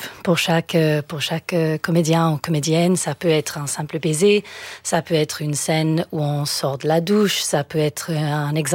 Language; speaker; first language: French; non-native, fluent; English